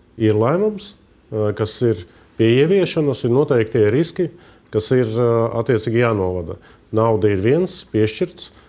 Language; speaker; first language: Latvian; native; Latvian